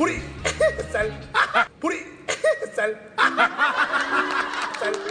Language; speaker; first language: Korean; native; Korean